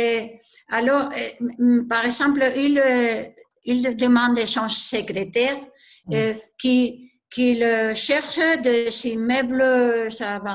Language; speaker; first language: French; non-native, learner; Spanish